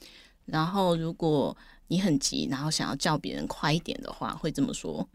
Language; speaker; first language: Chinese; native; Chinese